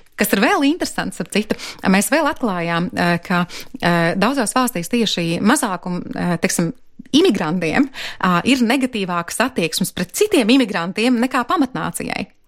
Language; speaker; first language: Latvian; native; Latvian